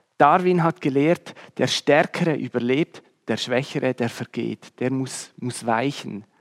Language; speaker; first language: German; native; German